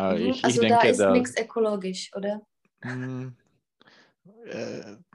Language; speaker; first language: German; non-native, fluent; Czech